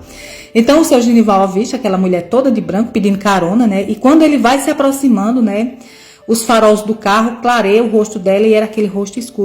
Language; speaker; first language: Portuguese; native; Portuguese